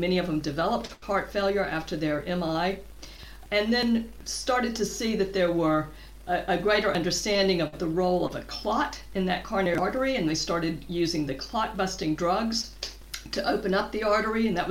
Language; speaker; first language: English; native; English